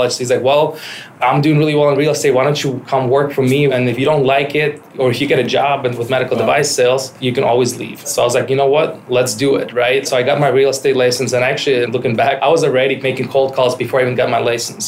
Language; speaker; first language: English; non-native, fluent; Ukrainian